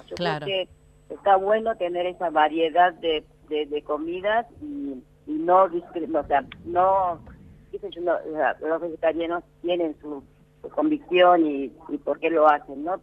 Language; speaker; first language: Spanish; early bilingual, other home language; Korean